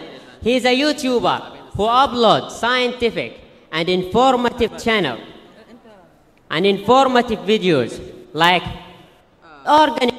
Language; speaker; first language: English; non-native, fluent; Arabic